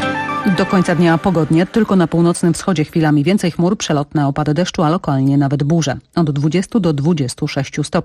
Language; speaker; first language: Polish; native; Polish